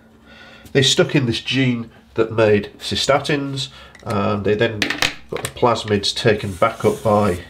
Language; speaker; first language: English; native; English